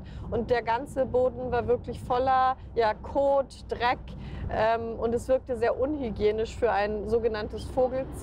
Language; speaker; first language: German; native; German